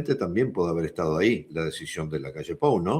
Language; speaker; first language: Spanish; native; Spanish